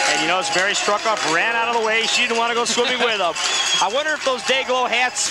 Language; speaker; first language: English; native; English